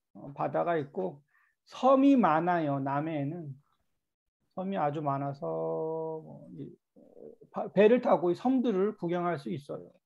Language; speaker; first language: Korean; native; Korean